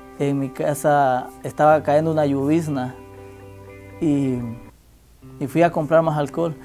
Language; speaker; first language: Spanish; native; Spanish